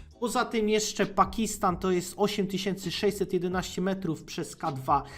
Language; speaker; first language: Polish; native; Polish